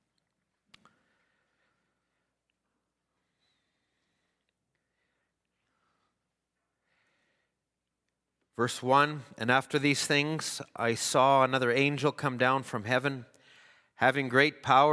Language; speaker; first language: English; native; English